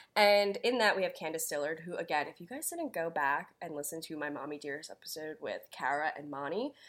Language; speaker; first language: English; native; English